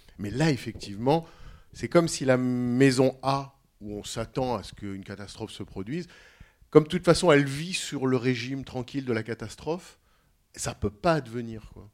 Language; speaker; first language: French; native; French